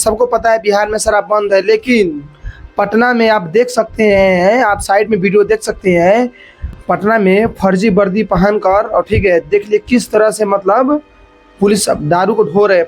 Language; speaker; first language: Hindi; native; Hindi